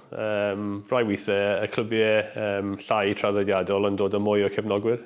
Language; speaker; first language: Welsh; non-native, local second language; English